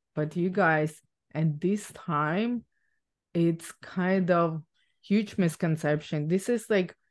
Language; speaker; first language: English; non-native, fluent; Ukrainian